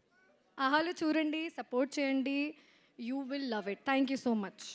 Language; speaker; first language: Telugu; non-native, fluent; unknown